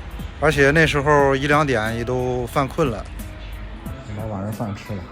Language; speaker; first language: Chinese; native; Chinese